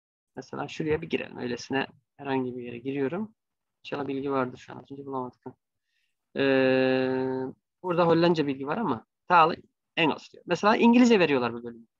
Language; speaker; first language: Turkish; native; Turkish